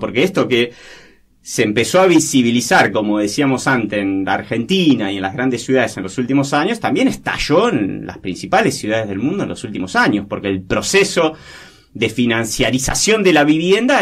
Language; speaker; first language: Spanish; native; Spanish